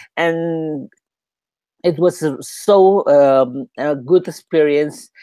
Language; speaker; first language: English; non-native, learner; Spanish